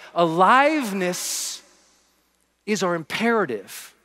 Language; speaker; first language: English; native; English